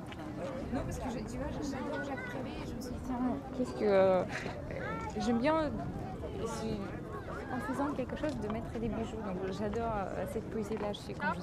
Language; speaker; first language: French; non-native, fluent; Russian